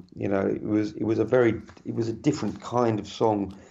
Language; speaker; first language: English; native; English